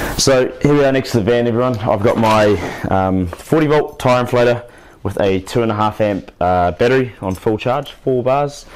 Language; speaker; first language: English; native; English